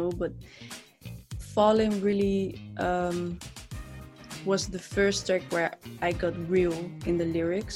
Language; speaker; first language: English; non-native, fluent; Dutch